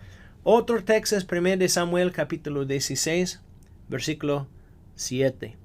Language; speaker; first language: Spanish; non-native, fluent; English